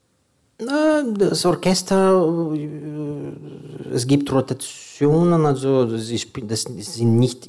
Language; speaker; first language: German; non-native, fluent; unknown